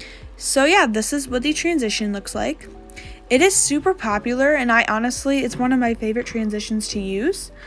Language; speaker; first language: English; native; English